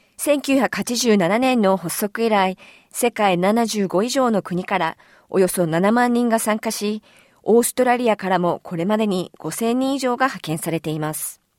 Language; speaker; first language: Japanese; native; Japanese